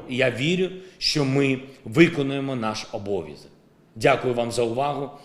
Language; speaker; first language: Ukrainian; non-native, local second language; Russian